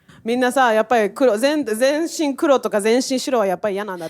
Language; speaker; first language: Japanese; native; Japanese